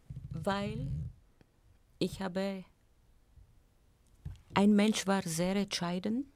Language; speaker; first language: German; non-native, learner; Bulgarian